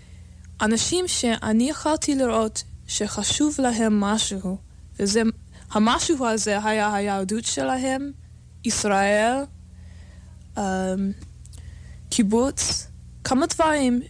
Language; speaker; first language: Hebrew; non-native, learner; English